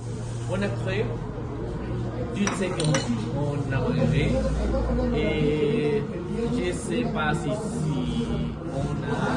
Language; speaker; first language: French; non-native, learner; Spanish